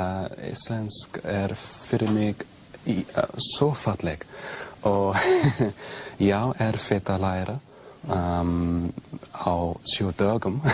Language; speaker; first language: Icelandic; non-native, learner; English